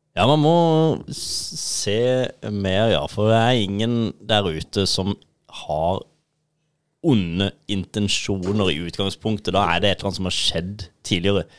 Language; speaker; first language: Norwegian; native; Norwegian